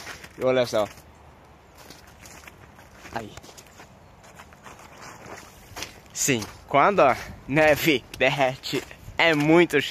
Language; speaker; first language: Portuguese; non-native, fluent; Swedish